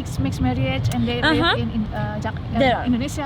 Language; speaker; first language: English; non-native, learner; Indonesian